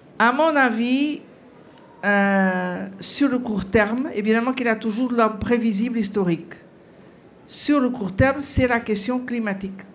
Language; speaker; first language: French; non-native, fluent; Portuguese